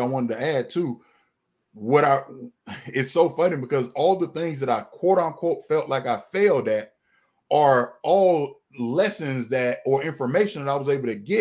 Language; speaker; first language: English; native; English